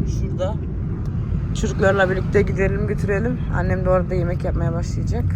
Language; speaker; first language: Turkish; early bilingual, heritage; Turkish